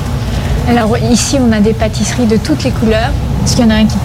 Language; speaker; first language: French; native; French